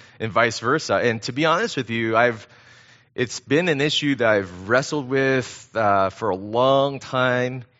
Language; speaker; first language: English; early bilingual, other home language; Korean